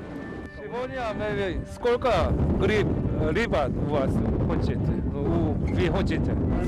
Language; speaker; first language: Russian; non-native, learner; Korean